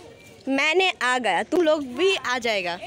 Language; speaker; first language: Hindi; non-native, learner; Bangla